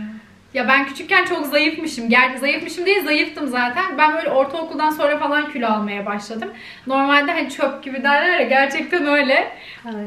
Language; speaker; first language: Turkish; native; Turkish